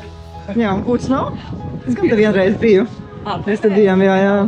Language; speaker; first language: Latvian; native; Latvian